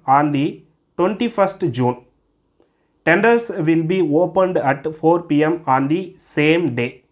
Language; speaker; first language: English; non-native, local second language; Tamil